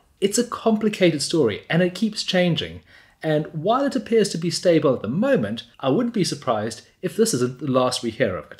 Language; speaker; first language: English; native; English